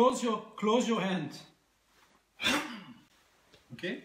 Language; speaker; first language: English; non-native, learner; French